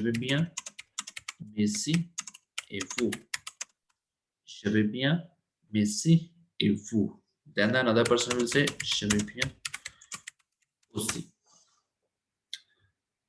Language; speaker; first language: French; non-native, learner; Hindi